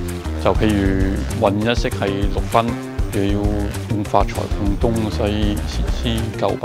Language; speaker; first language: Cantonese; non-native, fluent; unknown